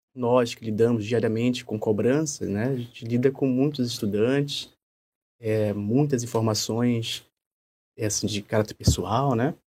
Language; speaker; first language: Portuguese; native; Portuguese